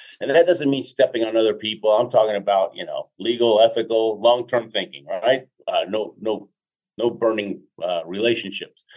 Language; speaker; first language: English; early bilingual, other home language; Spanish